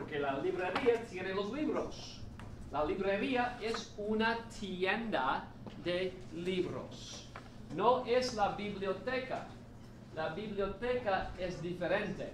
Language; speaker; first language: Spanish; non-native, fluent; English